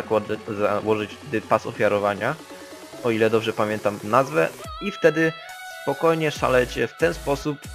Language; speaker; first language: Polish; native; Polish